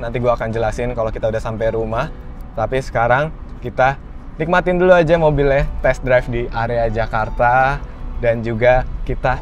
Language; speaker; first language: Indonesian; native; Indonesian